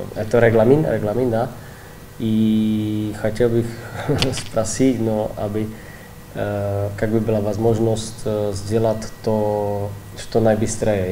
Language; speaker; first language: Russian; non-native, learner; Czech